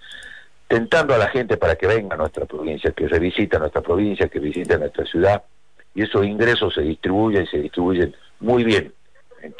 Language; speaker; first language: Spanish; native; Spanish